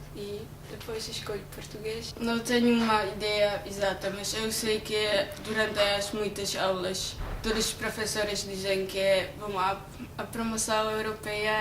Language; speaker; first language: Portuguese; non-native, fluent; Czech